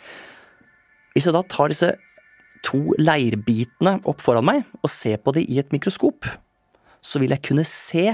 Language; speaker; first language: Norwegian; native; Norwegian